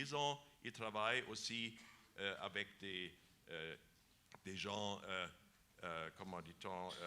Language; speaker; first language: French; non-native, fluent; German